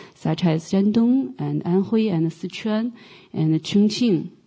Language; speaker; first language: English; non-native, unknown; Chinese